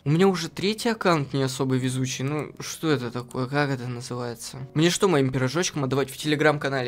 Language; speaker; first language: Russian; native; Russian